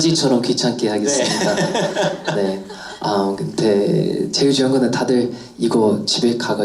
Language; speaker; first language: Korean; non-native, fluent; English